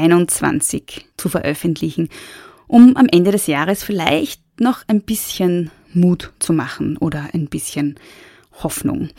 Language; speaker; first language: German; native; German